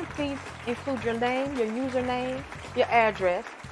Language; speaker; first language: English; native; English